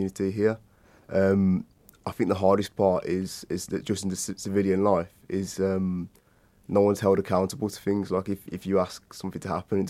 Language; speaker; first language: English; native; English